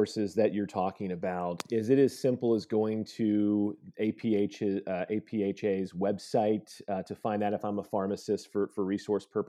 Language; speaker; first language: English; native; English